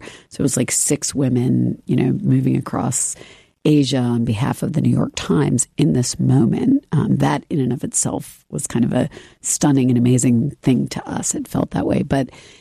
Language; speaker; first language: English; native; English